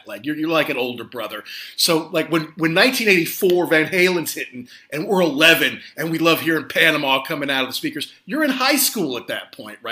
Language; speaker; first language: English; native; English